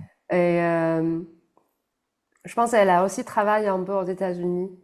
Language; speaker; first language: French; non-native, fluent; Chinese